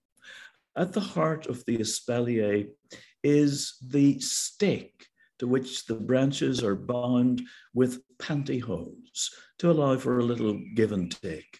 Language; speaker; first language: English; native; English